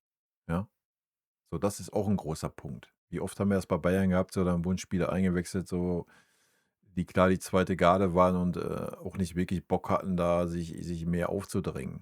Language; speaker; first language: German; native; German